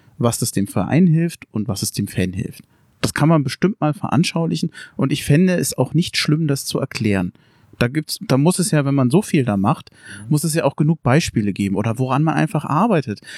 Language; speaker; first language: German; native; German